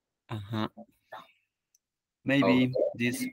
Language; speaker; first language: English; non-native, learner; Spanish